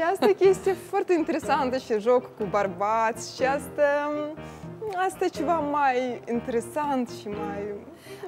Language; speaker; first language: Romanian; non-native, learner; Russian